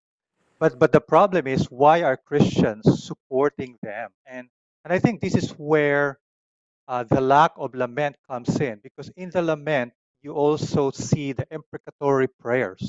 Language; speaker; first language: English; non-native, local second language; Filipino